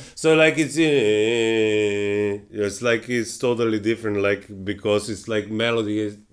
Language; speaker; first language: English; non-native, fluent; Slovenian